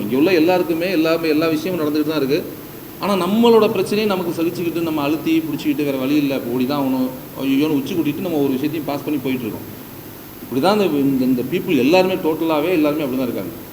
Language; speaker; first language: Tamil; native; Tamil